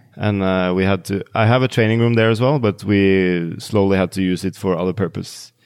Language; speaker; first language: English; non-native, fluent; Norwegian